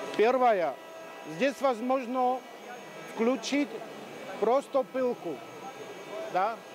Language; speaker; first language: Russian; non-native, learner; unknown